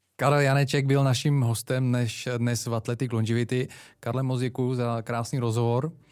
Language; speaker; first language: Czech; native; Czech